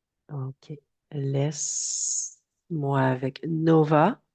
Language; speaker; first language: French; native; French